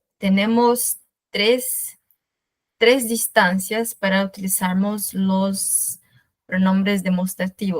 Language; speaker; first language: Spanish; non-native, fluent; Portuguese